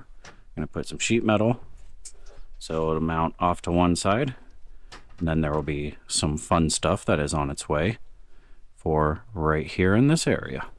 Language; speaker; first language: English; native; English